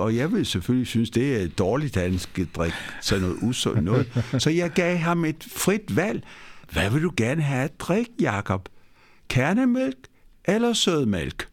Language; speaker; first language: Danish; early bilingual, other home language; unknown